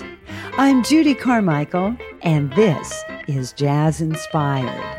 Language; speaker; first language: English; native; English